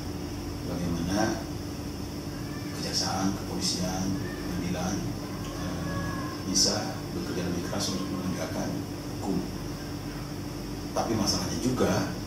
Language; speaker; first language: Indonesian; native; Indonesian